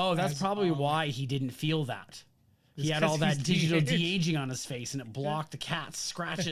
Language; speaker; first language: English; native; English